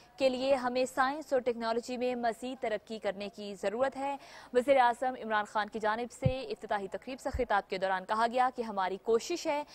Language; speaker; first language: Urdu; native; Urdu